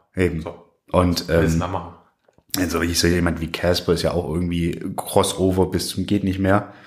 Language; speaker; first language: German; native; German